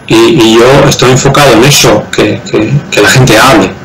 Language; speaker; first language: Spanish; non-native, fluent; Dutch